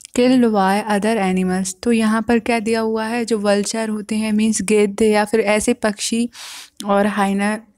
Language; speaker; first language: Hindi; native; Hindi